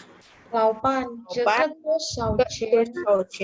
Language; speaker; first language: Chinese; non-native, learner; Indonesian